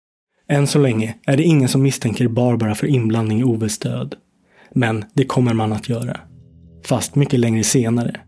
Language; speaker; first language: Swedish; native; Swedish